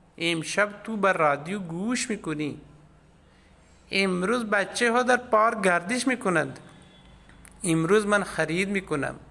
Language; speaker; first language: Persian; non-native, fluent; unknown